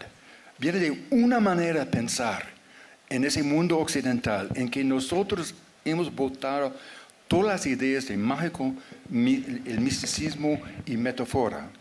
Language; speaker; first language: Spanish; non-native, fluent; English